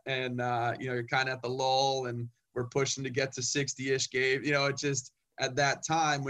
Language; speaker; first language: English; native; English